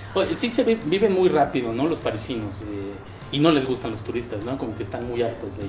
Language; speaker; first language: Spanish; native; Spanish